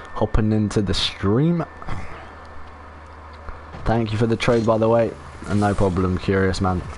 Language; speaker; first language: English; native; English